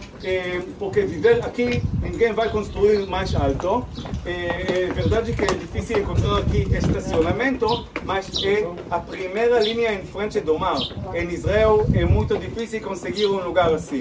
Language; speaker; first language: Portuguese; non-native, fluent; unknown